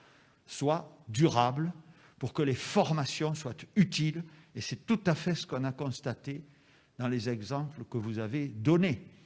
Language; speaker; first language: French; native; French